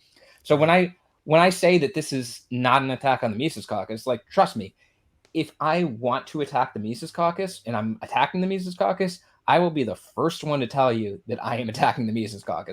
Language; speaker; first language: English; native; English